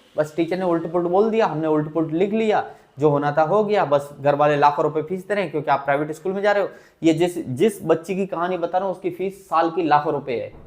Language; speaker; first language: Hindi; native; Hindi